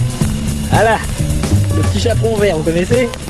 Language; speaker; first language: French; native; French